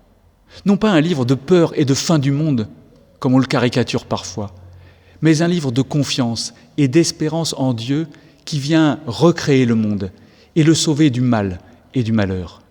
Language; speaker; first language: French; native; French